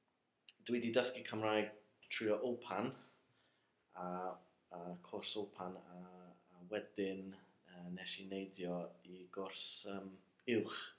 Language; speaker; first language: Welsh; non-native, fluent; English